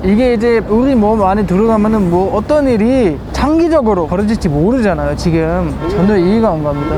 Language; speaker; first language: Korean; non-native, fluent; German